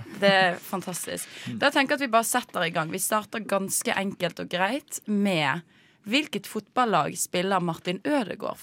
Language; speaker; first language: Norwegian; native; Norwegian